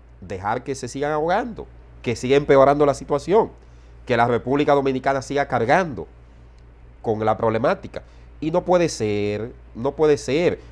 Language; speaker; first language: Spanish; native; Spanish